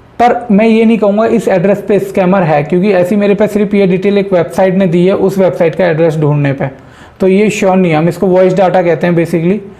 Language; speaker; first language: Hindi; native; Hindi